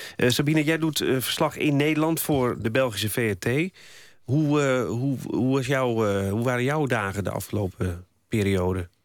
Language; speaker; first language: Dutch; native; Dutch